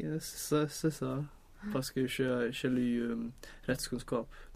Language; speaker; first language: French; non-native, learner; Swedish